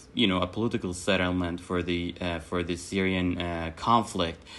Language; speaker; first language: English; non-native, fluent; Arabic